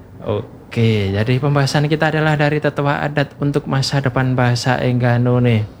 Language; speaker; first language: Indonesian; non-native, local second language; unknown